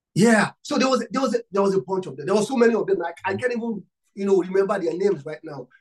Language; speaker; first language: English; non-native, local second language; Yoruba